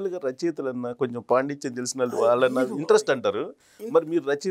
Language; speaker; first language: Telugu; native; Telugu